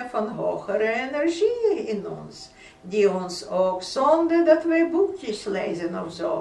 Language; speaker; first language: Dutch; non-native, fluent; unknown